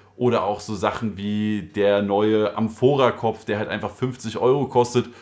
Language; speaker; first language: German; native; German